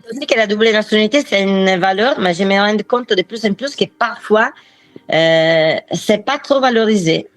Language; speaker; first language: French; non-native, fluent; Italian